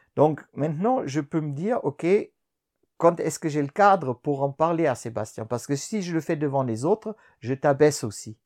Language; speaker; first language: French; non-native, fluent; German